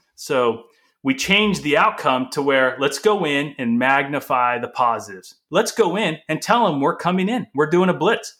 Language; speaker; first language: English; early bilingual, other home language; Portuguese